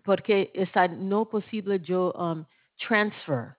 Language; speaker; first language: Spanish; non-native, learner; English